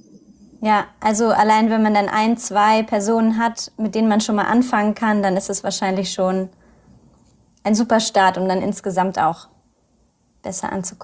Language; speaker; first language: German; native; German